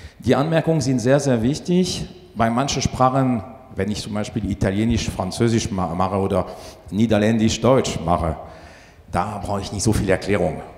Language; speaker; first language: German; non-native, fluent; French